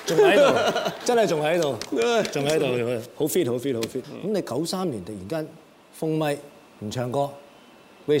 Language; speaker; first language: Cantonese; native; Cantonese